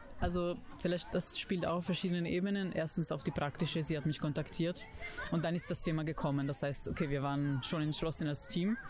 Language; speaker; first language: German; non-native, fluent; Italian